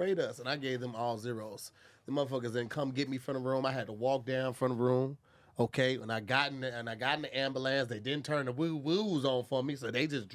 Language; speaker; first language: English; native; English